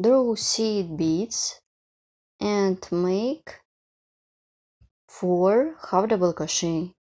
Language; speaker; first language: English; non-native, fluent; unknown